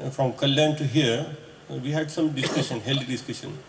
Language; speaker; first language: English; non-native, local second language; Marathi